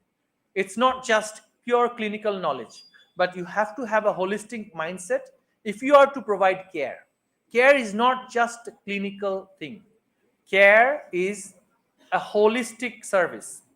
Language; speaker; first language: English; non-native, local second language; Bangla